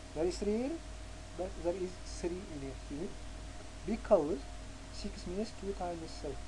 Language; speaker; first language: English; non-native, local second language; Amharic